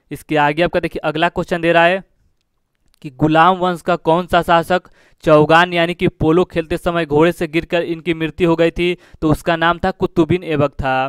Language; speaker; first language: Hindi; native; Hindi